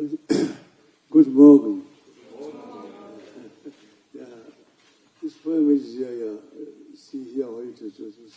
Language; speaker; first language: German; non-native, learner; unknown